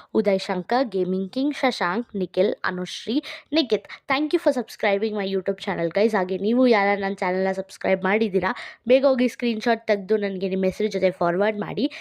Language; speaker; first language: Kannada; non-native, local second language; Malayalam